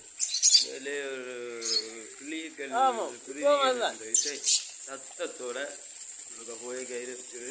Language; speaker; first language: Tamil; native; Tamil